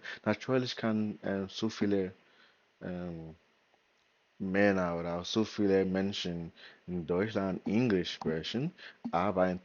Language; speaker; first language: German; non-native, learner; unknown